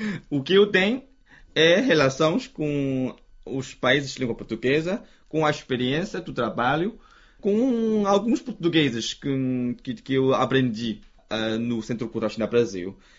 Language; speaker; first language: Portuguese; non-native, fluent; Chinese